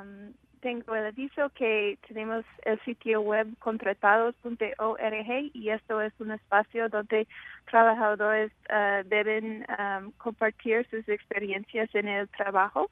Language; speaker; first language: Spanish; non-native, fluent; English